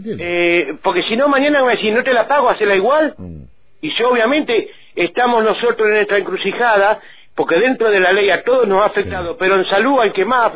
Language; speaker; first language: Spanish; native; Spanish